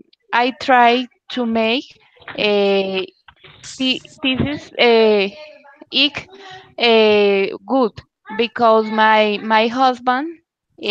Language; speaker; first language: English; non-native, learner; Spanish